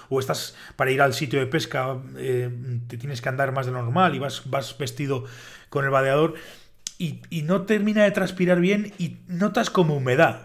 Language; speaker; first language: Spanish; native; Spanish